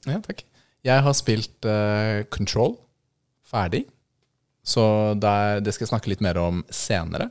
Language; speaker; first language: Norwegian; native; Norwegian